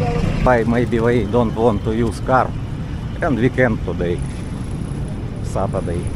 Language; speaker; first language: English; non-native, learner; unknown